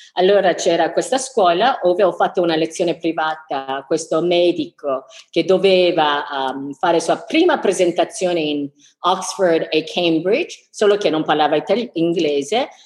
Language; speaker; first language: Italian; non-native, fluent; English